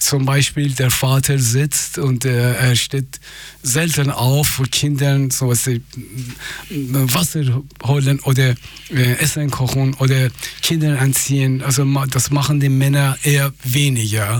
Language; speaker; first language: German; non-native, fluent; Persian